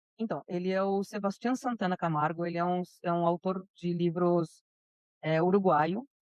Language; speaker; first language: Portuguese; early bilingual, other home language; Spanish